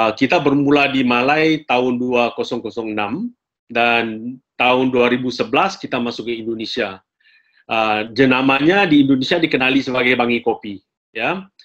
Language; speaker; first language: Malay; non-native, local second language; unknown